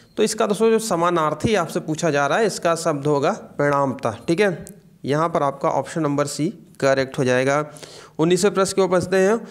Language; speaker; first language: Hindi; native; Hindi